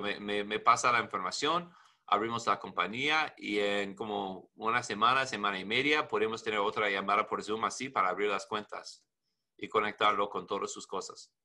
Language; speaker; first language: Spanish; non-native, learner; English